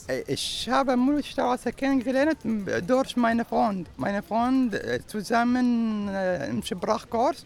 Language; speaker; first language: German; non-native, learner; Arabic